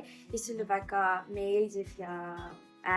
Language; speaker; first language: Estonian; non-native, local second language; Russian